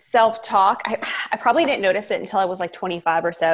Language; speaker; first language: English; native; English